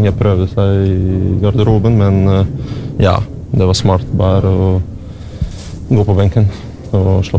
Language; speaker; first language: Norwegian; non-native, learner; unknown